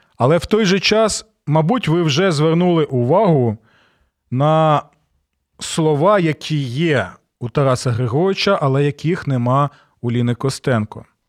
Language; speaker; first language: Ukrainian; non-native, local second language; Russian